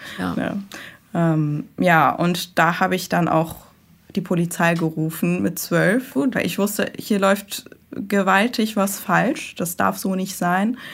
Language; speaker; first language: German; early bilingual, other home language; Persian